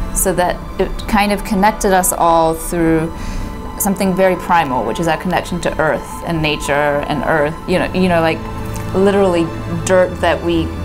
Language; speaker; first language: English; non-native, fluent; Polish